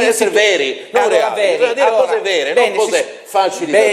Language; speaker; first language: Italian; native; Italian